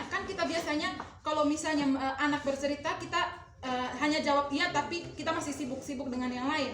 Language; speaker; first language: Indonesian; native; Indonesian